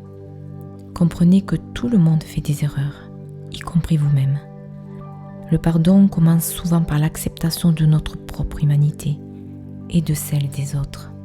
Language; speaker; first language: French; native; French